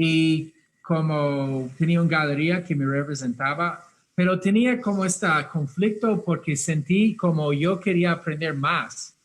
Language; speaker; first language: Spanish; early bilingual, heritage; English